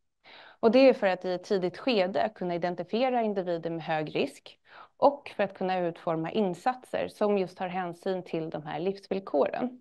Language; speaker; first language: Swedish; native; Swedish